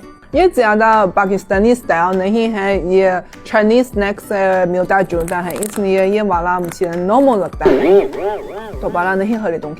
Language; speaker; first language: Hindi; non-native, learner; Chinese